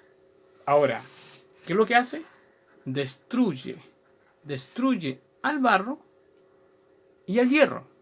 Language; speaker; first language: Spanish; native; Spanish